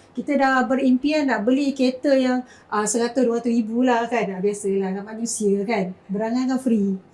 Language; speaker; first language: Malay; native; Malay